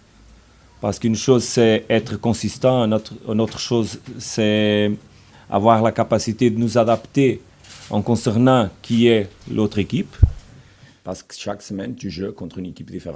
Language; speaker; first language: French; non-native, fluent; Portuguese